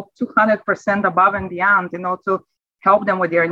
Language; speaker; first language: English; non-native, fluent; Bulgarian